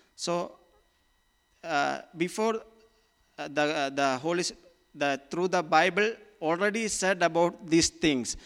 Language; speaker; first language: English; non-native, local second language; Malayalam